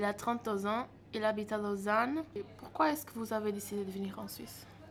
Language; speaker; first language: French; non-native, learner; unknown